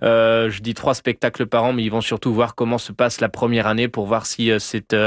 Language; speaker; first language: French; native; French